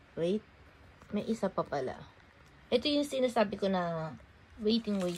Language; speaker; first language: Filipino; non-native, local second language; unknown